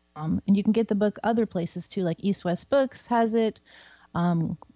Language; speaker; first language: English; native; English